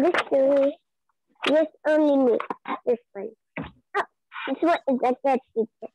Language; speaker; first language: English; non-native, learner; Arabic